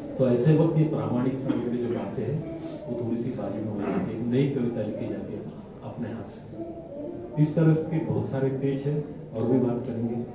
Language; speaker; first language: Hindi; non-native, local second language; Bhojpuri